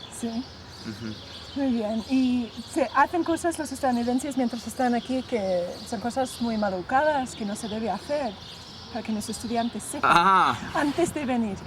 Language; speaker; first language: Spanish; non-native, fluent; English